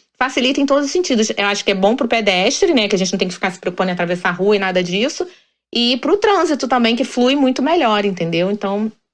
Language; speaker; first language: Portuguese; native; Portuguese